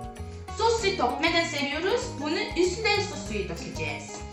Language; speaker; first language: Turkish; non-native, fluent; Korean